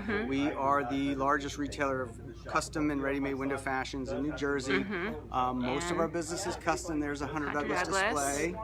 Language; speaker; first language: English; native; English